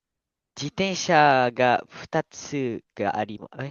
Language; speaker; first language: Japanese; non-native, learner; Malay